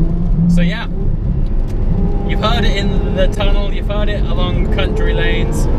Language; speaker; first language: English; native; English